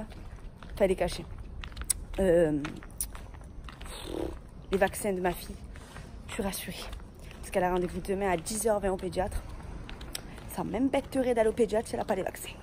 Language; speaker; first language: French; native; French